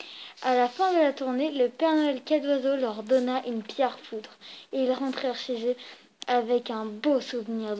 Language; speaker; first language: French; native; French